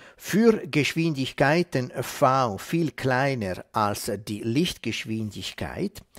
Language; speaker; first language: German; non-native, fluent; Italian